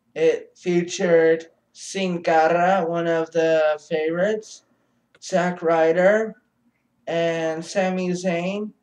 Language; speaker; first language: English; native; English